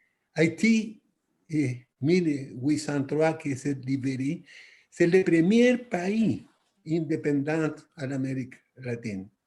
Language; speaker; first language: French; non-native, fluent; Spanish